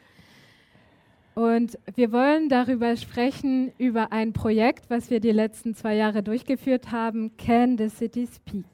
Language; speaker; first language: German; native; German